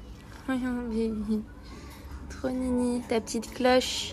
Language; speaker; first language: French; native; French